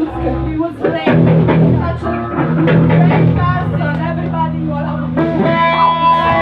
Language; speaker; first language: English; non-native, fluent; Italian